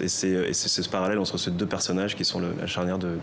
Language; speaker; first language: French; native; French